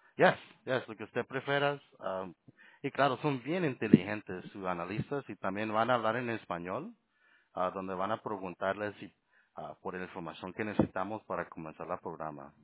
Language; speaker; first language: Spanish; early bilingual, heritage; Spanish